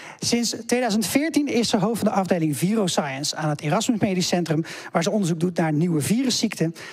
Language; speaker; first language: Dutch; native; Dutch